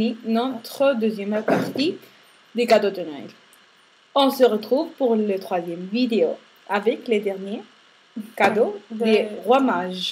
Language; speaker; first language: French; non-native, fluent; Spanish